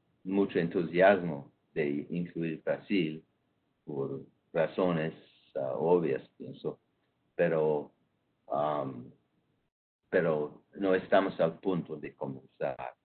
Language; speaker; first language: Spanish; non-native, fluent; English